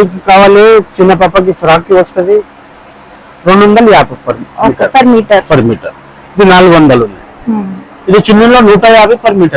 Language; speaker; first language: Telugu; non-native, local second language; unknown